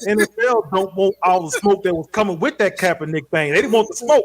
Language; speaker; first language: English; native; English